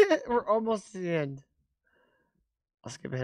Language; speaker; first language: English; native; English